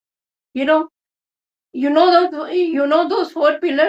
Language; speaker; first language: English; non-native, local second language; Hindi